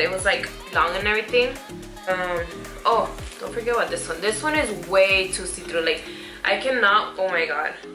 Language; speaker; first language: English; early bilingual, other home language; Spanish